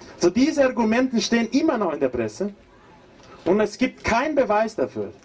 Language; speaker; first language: German; non-native, fluent; Portuguese